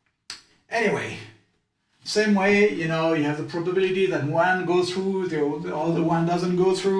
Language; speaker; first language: English; non-native, fluent; French